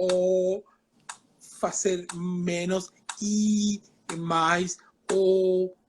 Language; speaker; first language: Portuguese; non-native, fluent; Spanish